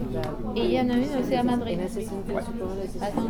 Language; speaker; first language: French; non-native, fluent; Spanish